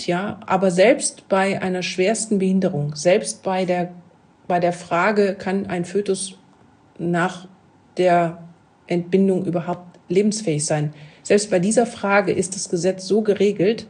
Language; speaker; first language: German; native; German